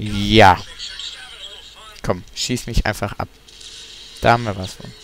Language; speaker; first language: German; native; German